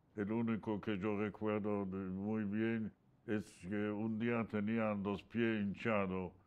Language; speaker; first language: Spanish; non-native, fluent; Polish